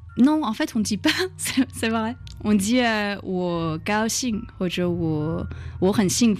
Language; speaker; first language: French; non-native, fluent; Chinese